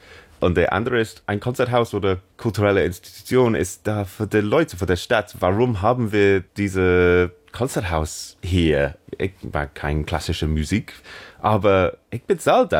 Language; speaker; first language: German; non-native, learner; English